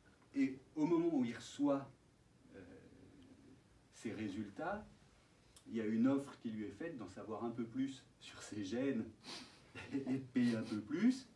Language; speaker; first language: French; native; French